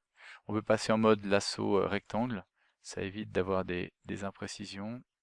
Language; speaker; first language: French; native; French